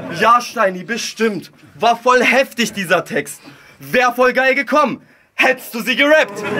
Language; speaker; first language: German; early bilingual, other home language; Russian